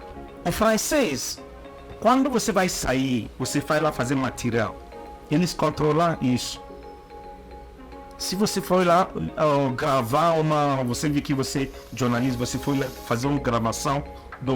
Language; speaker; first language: Portuguese; non-native, learner; Igbo